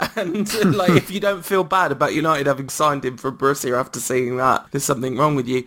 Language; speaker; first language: English; early bilingual, other home language; French